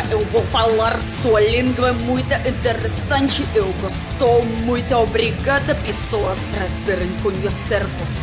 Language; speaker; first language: Portuguese; non-native, learner; Russian